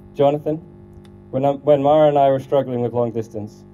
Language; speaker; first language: English; native; English